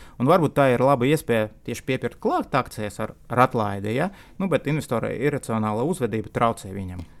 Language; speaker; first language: Latvian; non-native, local second language; Russian